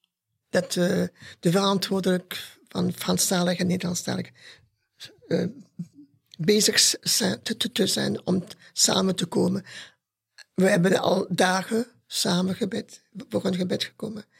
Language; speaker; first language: Dutch; non-native, local second language; French